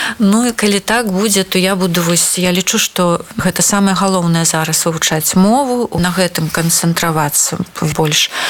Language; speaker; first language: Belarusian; non-native, local second language; Russian